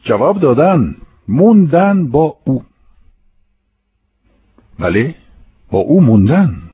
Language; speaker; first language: Persian; non-native, fluent; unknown